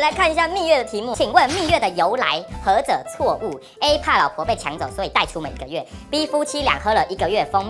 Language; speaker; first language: Chinese; native; Chinese